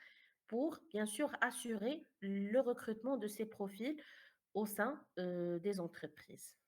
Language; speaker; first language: French; non-native, fluent; Arabic